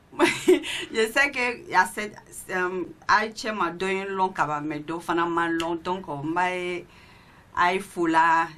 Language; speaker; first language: French; non-native, local second language; Mandingo